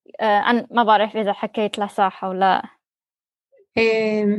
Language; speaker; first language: Arabic; non-native, learner; English